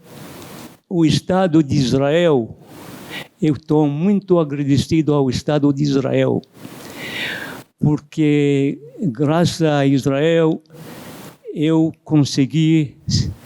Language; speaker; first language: Portuguese; non-native, fluent; Arabic